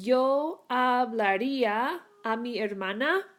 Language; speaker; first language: Spanish; non-native, learner; English